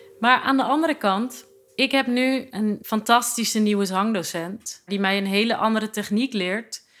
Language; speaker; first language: Dutch; native; Dutch